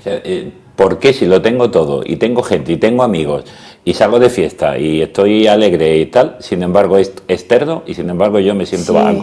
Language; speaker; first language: Spanish; native; Spanish